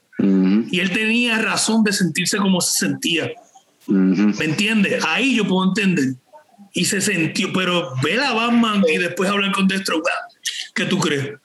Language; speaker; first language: Spanish; native; Spanish